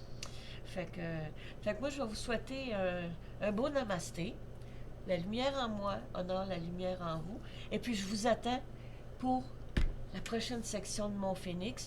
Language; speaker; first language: French; native; French